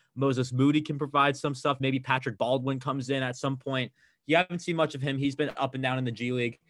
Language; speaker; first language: English; native; English